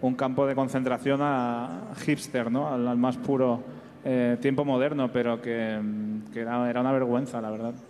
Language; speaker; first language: Spanish; native; Spanish